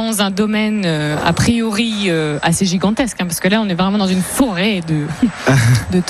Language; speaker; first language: French; native; French